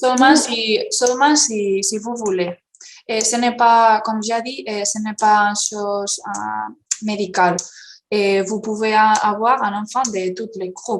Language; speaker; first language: French; non-native, fluent; Spanish